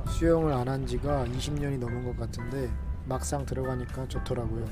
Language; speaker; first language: Korean; native; Korean